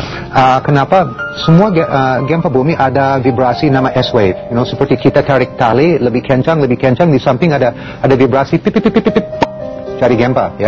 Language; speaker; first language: Indonesian; non-native, learner; English